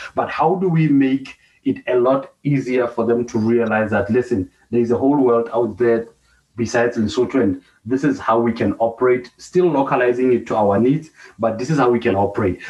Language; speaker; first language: English; non-native, local second language; Southern Sotho